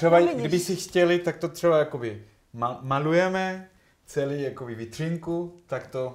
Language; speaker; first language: Czech; non-native, learner; Spanish